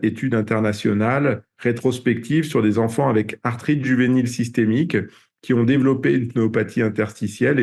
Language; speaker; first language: French; native; French